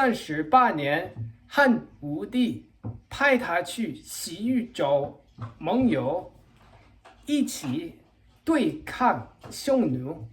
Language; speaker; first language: Chinese; non-native, learner; English